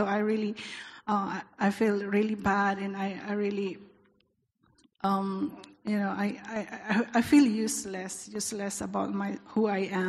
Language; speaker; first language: English; non-native, local second language; Iloko